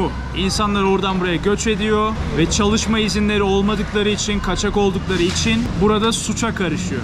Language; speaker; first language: Turkish; native; Turkish